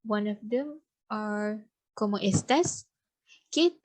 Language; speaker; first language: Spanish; non-native, learner; Malay